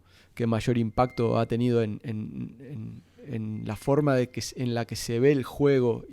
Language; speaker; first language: Spanish; native; Spanish